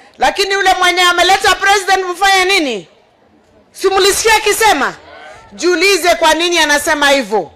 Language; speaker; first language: Swahili; non-native, local second language; Kikuyu